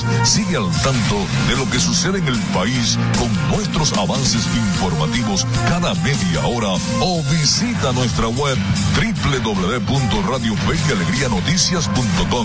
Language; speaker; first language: Spanish; native; Spanish